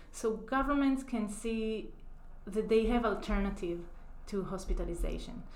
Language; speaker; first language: English; non-native, fluent; Hebrew